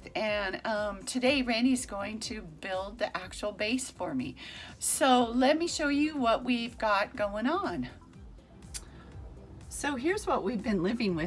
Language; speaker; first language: English; native; English